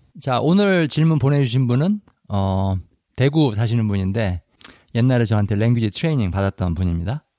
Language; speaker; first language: Korean; native; Korean